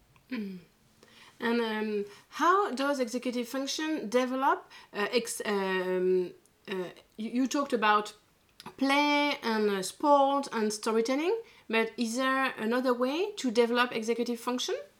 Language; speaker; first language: English; non-native, learner; French